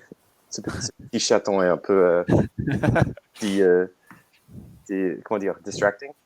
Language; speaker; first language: French; non-native, learner; English